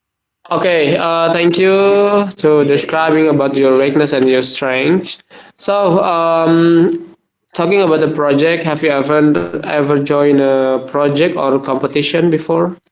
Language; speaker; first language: English; non-native, learner; Indonesian